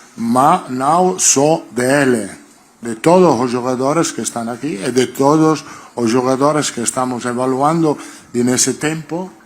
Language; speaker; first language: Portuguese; non-native, learner; Italian